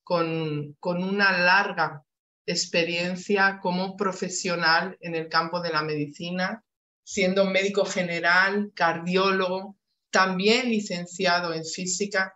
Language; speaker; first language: Spanish; native; Spanish